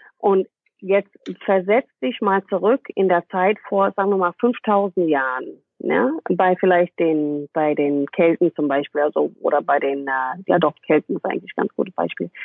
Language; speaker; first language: German; non-native, fluent; English